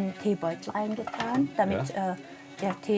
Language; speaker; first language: German; non-native, fluent; Mongolian